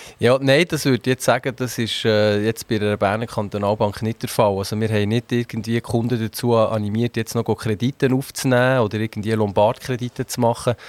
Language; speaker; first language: German; native; German